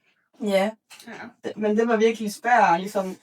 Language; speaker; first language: Danish; non-native, learner; Spanish